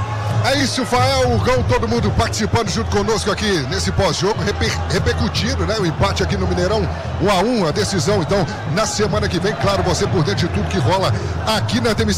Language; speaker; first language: Portuguese; native; Portuguese